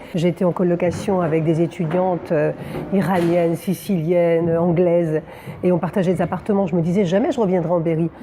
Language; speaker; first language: French; native; French